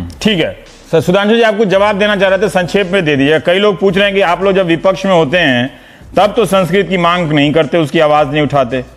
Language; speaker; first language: Hindi; non-native, local second language; Bhojpuri